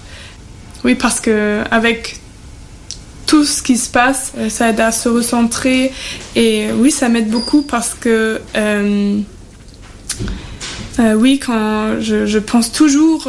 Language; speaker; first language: French; non-native, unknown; German